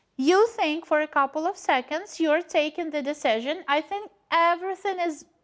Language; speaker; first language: English; non-native, fluent; Ukrainian